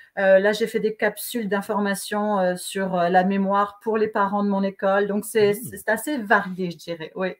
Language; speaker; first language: French; native; French